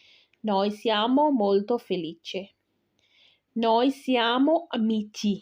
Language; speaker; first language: Italian; non-native, learner; Urdu